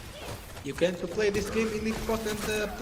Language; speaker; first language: English; non-native, learner; Hindi